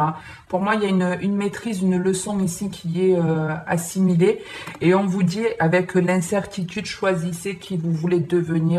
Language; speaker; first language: French; native; French